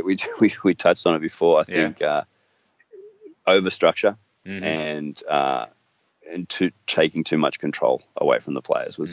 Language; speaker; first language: English; native; English